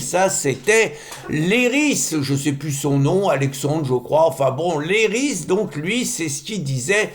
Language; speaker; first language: French; native; French